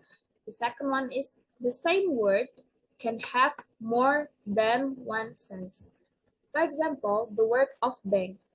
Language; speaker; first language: English; non-native, learner; Indonesian